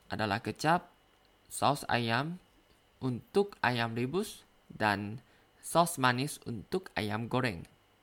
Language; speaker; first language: Indonesian; non-native, learner; Thai